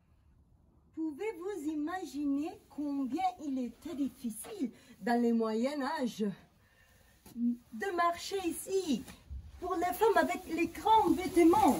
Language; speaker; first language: French; non-native, fluent; Italian